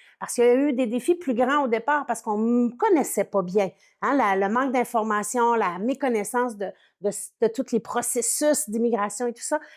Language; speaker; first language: French; native; French